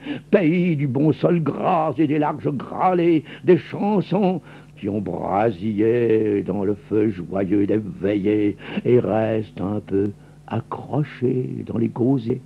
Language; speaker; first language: French; native; French